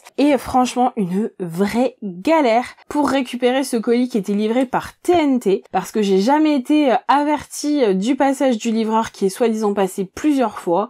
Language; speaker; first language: French; native; French